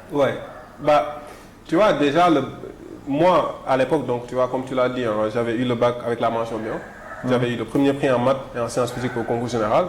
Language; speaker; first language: French; non-native, local second language; Wolof